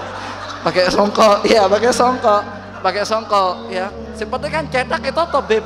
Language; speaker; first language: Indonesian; non-native, local second language; Javanese